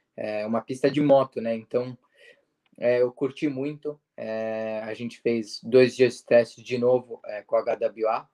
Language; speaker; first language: Portuguese; early bilingual, heritage; Portuguese